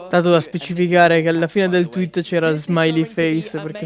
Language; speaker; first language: Italian; native; Italian